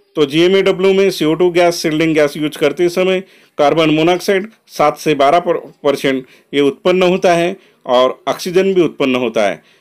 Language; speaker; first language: Hindi; non-native, local second language; Marathi